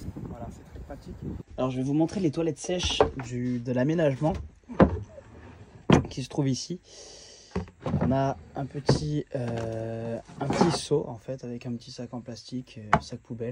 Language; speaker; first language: French; native; French